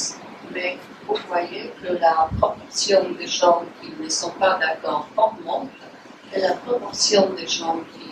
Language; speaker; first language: French; non-native, fluent; Polish